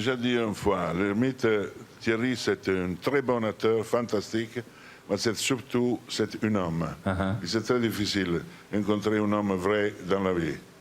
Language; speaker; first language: French; non-native, learner; Italian